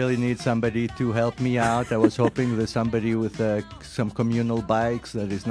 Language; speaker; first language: English; non-native, fluent; Hebrew